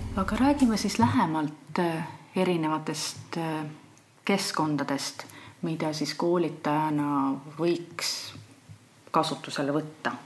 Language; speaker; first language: Estonian; native; Estonian